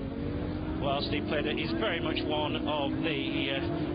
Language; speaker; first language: English; native; English